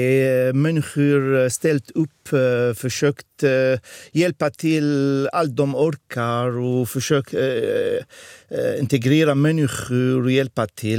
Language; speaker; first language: Swedish; non-native, fluent; Arabic